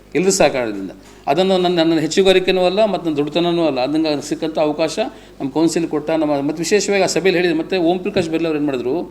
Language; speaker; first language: Kannada; non-native, local second language; Urdu